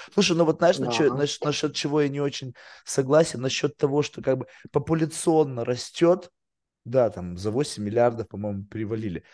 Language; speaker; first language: Russian; native; Russian